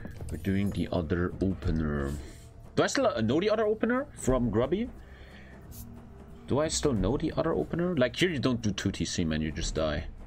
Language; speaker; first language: English; non-native, fluent; German